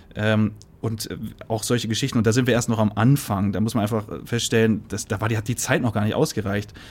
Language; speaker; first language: German; native; German